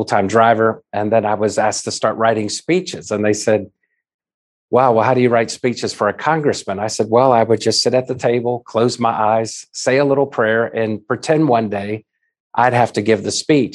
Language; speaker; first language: English; native; English